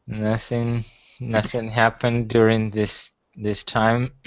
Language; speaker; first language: English; non-native, fluent; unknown